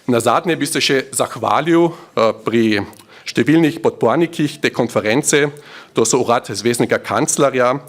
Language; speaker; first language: Slovenian; native; Slovenian